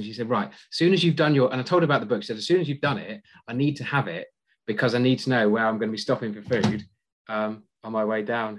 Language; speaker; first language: English; native; English